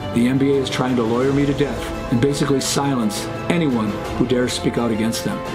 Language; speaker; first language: English; native; English